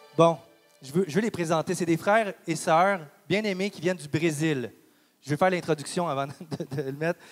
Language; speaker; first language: French; native; French